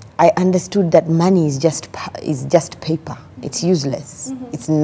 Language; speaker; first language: English; non-native, local second language; Ganda